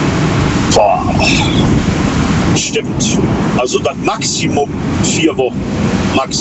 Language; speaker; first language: German; native; German